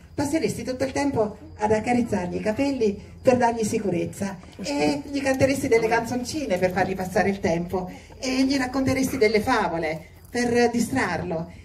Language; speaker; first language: Italian; native; Italian